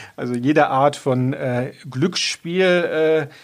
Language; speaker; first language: German; native; German